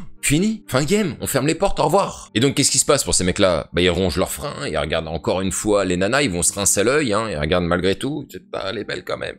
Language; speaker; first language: French; native; French